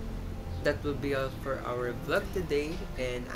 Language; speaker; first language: English; non-native, local second language; Filipino